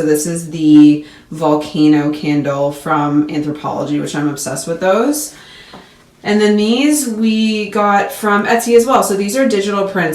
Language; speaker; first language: English; native; English